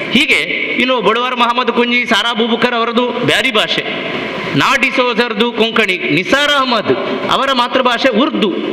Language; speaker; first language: Kannada; non-native, local second language; Tulu